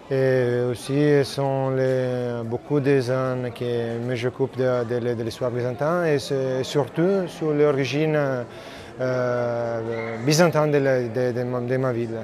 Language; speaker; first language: French; non-native, learner; Italian